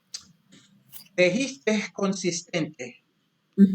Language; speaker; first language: Spanish; non-native, learner; English